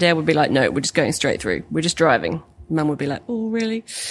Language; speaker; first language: English; native; English